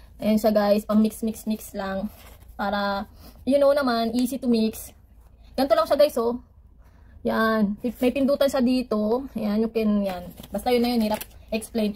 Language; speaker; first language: Filipino; native; Filipino